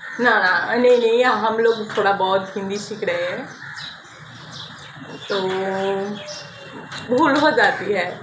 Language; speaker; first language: Hindi; non-native, local second language; Bangla